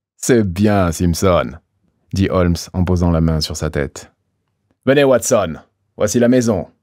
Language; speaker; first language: French; native; French